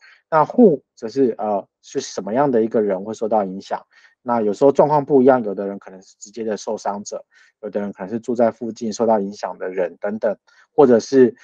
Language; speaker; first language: Chinese; native; Chinese